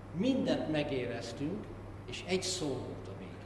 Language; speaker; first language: Hungarian; early bilingual, other home language; English